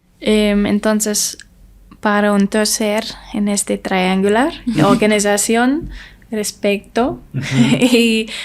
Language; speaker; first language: Spanish; non-native, learner; English